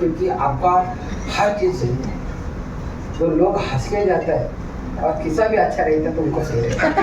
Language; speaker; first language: Hindi; non-native, local second language; Marathi